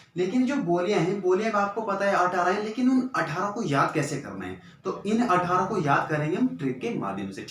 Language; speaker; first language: Hindi; native; Hindi